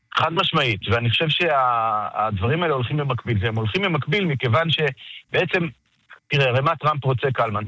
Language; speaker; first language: Hebrew; native; Hebrew